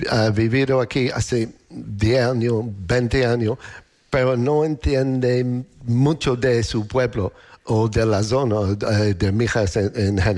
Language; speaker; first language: Spanish; non-native, learner; English